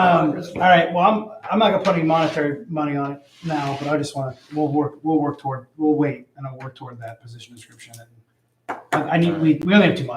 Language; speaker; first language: English; native; English